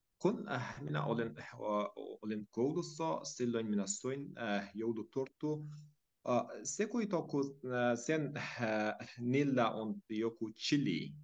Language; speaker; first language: Finnish; non-native, learner; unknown